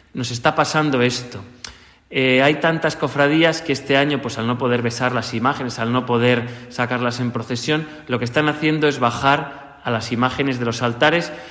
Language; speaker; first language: Spanish; native; Spanish